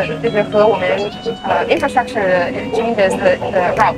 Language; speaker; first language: Chinese; early bilingual, heritage; Chinese